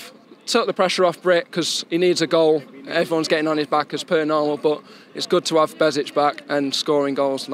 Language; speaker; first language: English; native; English